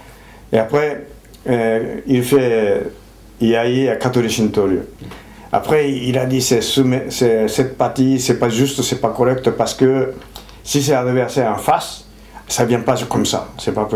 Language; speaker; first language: French; non-native, fluent; Japanese